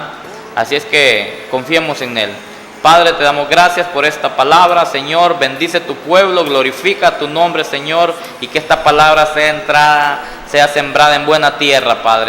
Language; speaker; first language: Spanish; native; Spanish